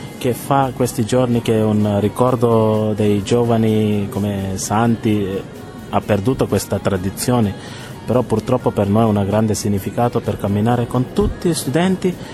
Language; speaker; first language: Italian; non-native, learner; Konkani